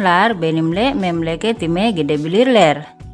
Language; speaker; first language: Turkish; non-native, fluent; Indonesian